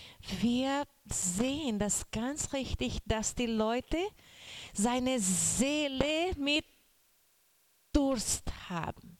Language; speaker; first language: German; non-native, learner; Portuguese